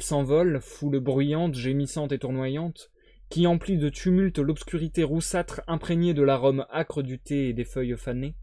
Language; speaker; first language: French; native; French